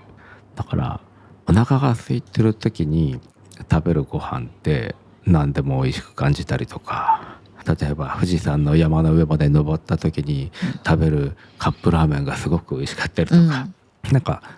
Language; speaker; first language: Japanese; native; Japanese